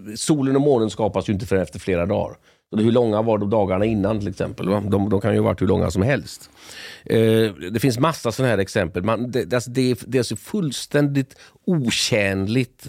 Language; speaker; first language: Swedish; native; Swedish